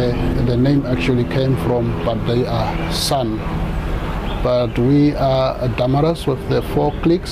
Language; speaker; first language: English; non-native, local second language; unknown